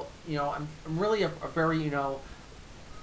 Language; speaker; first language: English; native; English